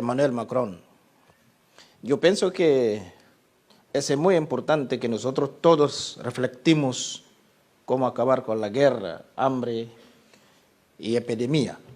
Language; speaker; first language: Spanish; non-native, learner; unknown